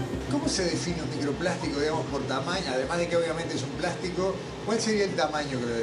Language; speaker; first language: Spanish; native; Spanish